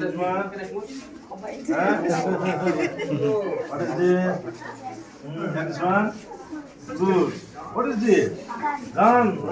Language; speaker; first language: English; non-native, local second language; Bodo